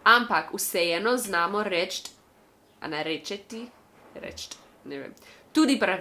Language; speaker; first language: Slovenian; non-native, learner; English